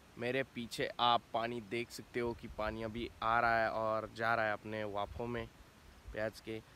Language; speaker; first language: Hindi; non-native, local second language; Marathi